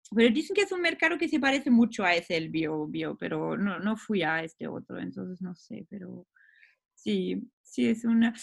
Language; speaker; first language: Spanish; non-native, fluent; German